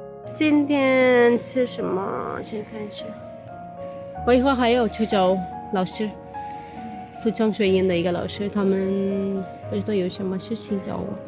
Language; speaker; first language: Chinese; non-native, fluent; Urdu